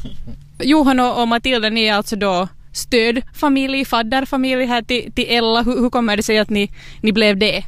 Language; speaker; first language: Swedish; native; Swedish